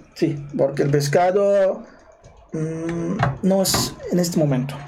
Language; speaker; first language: Spanish; non-native, fluent; Arabic